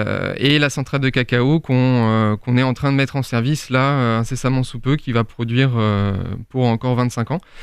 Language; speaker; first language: French; native; French